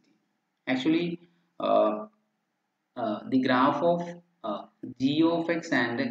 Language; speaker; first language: English; non-native, local second language; Malayalam